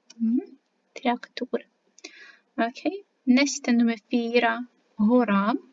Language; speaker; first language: Swedish; non-native, fluent; Ukrainian